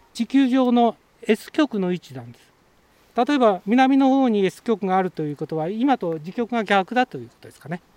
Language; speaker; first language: Japanese; native; Japanese